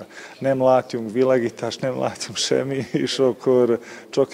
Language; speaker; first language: Hungarian; non-native, learner; Serbian